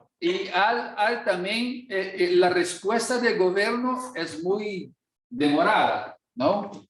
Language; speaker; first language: Spanish; non-native, learner; Portuguese